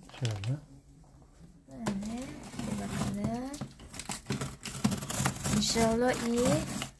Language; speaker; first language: Turkish; non-native, learner; Indonesian